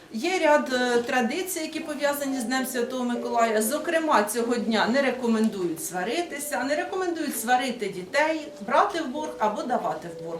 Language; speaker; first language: Ukrainian; native; Ukrainian